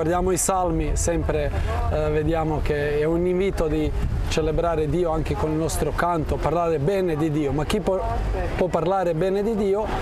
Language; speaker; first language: Italian; non-native, fluent; Croatian